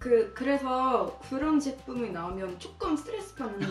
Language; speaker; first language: Korean; non-native, fluent; Swedish